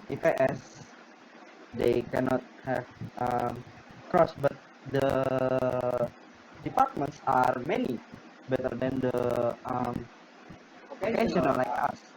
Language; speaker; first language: English; non-native, learner; Indonesian